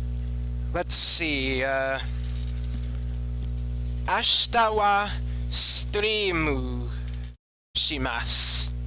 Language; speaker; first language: Japanese; non-native, learner; English